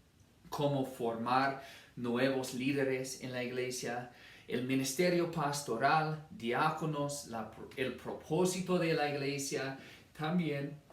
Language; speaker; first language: Spanish; non-native, fluent; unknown